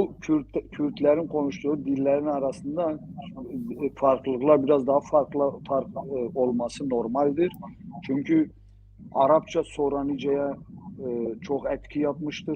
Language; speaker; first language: Turkish; non-native, local second language; Zaza